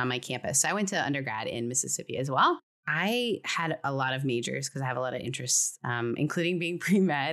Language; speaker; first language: English; native; English